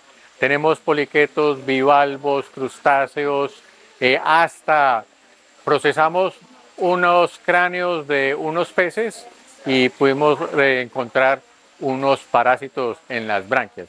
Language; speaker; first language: Spanish; native; Spanish